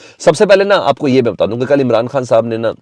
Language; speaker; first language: Urdu; native; Urdu